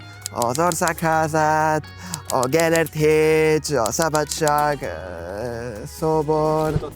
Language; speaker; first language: Hungarian; non-native, fluent; Spanish